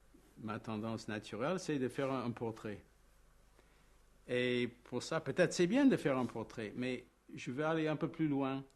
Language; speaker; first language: French; non-native, fluent; English